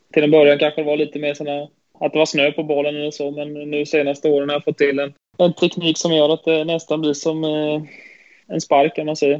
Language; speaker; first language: Swedish; native; Swedish